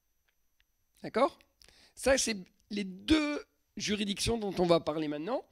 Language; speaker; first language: French; native; French